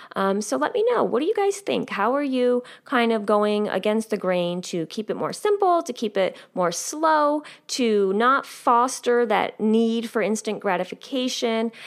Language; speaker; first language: English; native; English